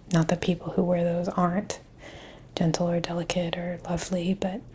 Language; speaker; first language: English; native; English